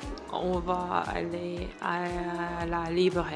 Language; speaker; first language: French; non-native, learner; Korean